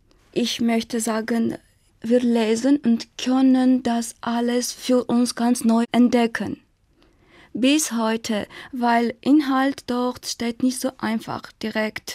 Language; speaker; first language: German; non-native, fluent; Armenian